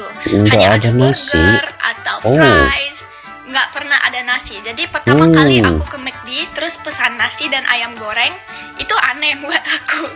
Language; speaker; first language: Indonesian; non-native, fluent; English